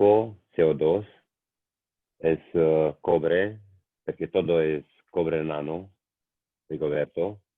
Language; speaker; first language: Spanish; non-native, learner; Italian